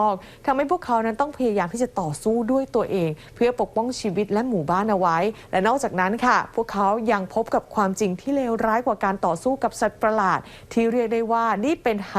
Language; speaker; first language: Thai; native; Thai